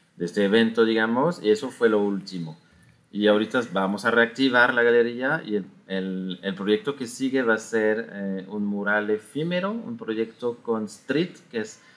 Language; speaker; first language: Spanish; non-native, fluent; French